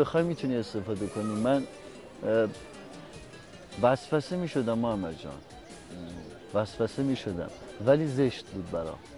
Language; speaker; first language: Persian; native; Persian